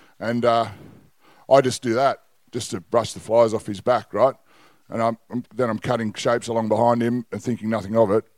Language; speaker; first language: English; native; English